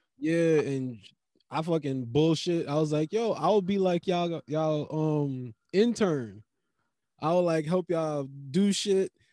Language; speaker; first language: English; native; English